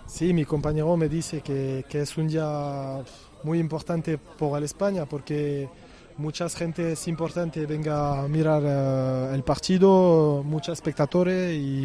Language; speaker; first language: Spanish; non-native, learner; French